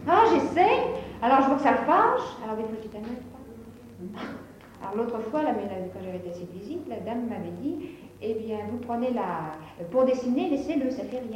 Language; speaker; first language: French; native; French